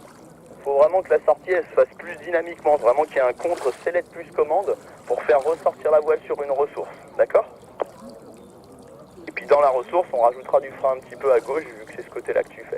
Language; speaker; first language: French; native; French